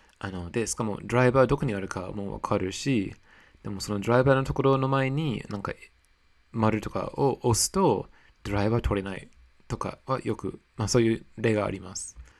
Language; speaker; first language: Japanese; non-native, fluent; English